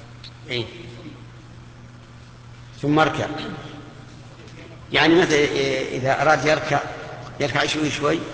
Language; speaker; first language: Arabic; native; Arabic